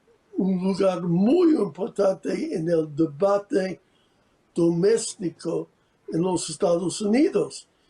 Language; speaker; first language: Spanish; non-native, fluent; English